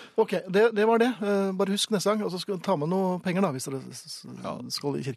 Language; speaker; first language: Norwegian; native; Norwegian